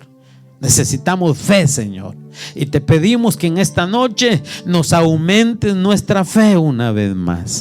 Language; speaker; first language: Spanish; native; Spanish